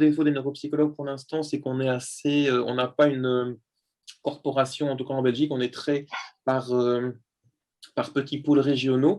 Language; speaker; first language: French; native; French